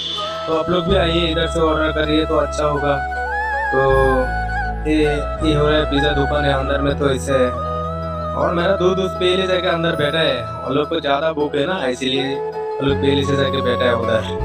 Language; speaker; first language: Hindi; non-native, local second language; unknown